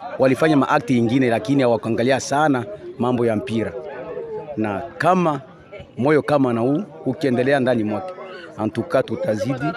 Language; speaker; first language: Swahili; native; Swahili